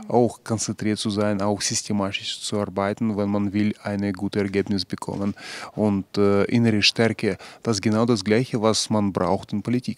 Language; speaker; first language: German; non-native, fluent; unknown